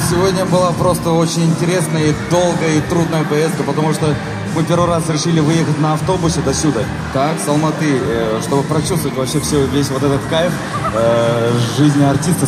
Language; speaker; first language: Russian; non-native, local second language; Kazakh